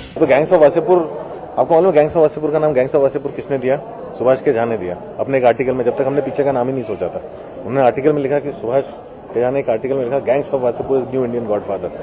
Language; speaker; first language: Hindi; native; Hindi